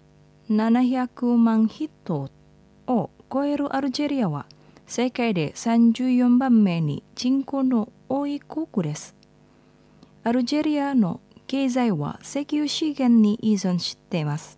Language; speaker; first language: Japanese; non-native, fluent; Indonesian